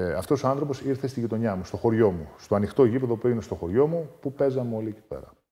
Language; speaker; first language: Greek; native; Greek